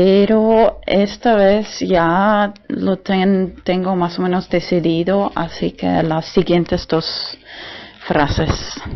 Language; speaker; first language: Spanish; non-native, fluent; German